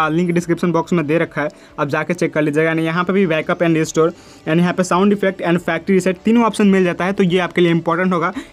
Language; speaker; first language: Hindi; native; Hindi